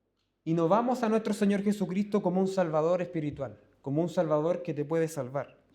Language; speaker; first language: Spanish; native; Spanish